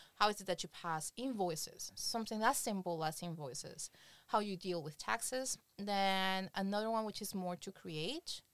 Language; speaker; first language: English; non-native, fluent; Spanish